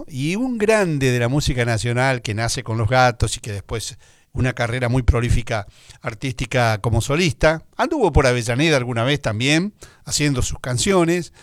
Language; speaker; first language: Spanish; native; Spanish